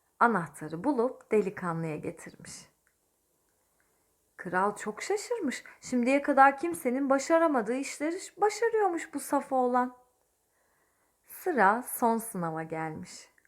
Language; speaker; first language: Turkish; native; Turkish